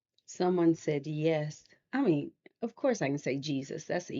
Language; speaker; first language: English; native; English